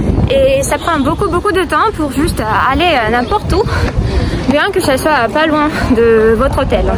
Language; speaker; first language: French; non-native, fluent; Russian